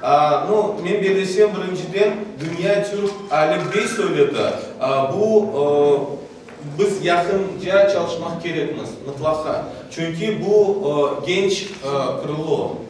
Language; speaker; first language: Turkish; non-native, learner; Tatar